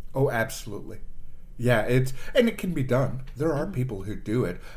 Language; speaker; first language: English; native; English